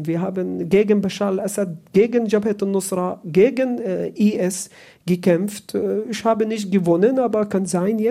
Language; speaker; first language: German; non-native, learner; Arabic